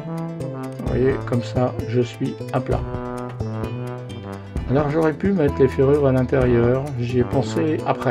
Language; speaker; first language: French; native; French